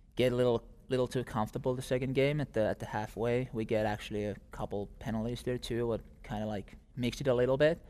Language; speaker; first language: English; non-native, fluent; Finnish